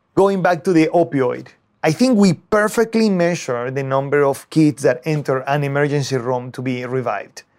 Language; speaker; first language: English; non-native, fluent; Spanish